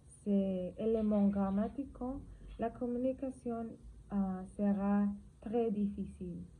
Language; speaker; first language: French; non-native, learner; Spanish